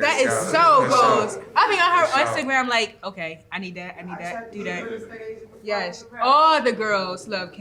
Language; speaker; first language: English; native; English